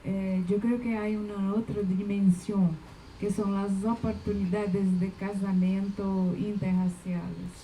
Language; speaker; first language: Spanish; non-native, fluent; Portuguese